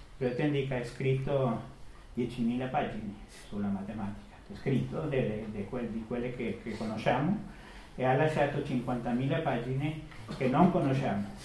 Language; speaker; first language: Italian; non-native, fluent; Spanish